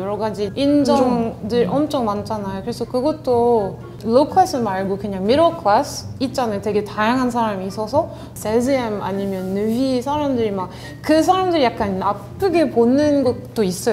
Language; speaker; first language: Korean; non-native, fluent; French